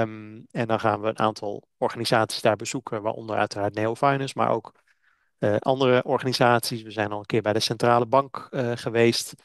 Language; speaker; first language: Dutch; native; Dutch